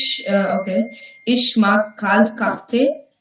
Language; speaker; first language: German; non-native, learner; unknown